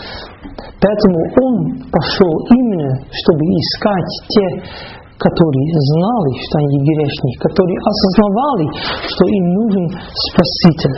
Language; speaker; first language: Russian; non-native, fluent; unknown